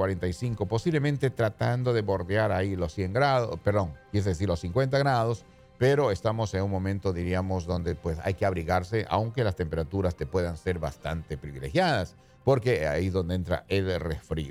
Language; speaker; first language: Spanish; native; Spanish